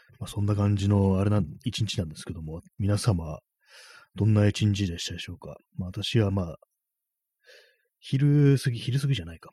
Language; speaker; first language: Japanese; native; Japanese